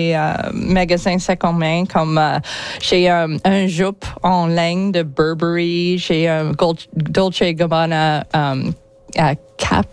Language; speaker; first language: French; non-native, learner; English